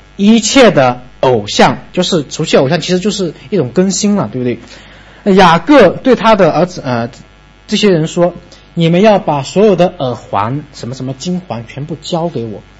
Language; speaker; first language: Chinese; native; Chinese